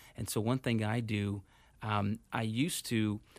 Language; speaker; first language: English; native; English